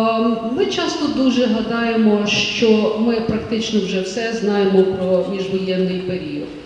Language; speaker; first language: Ukrainian; native; Ukrainian